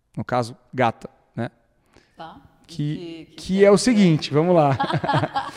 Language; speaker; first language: Portuguese; native; Portuguese